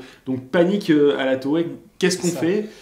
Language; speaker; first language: French; native; French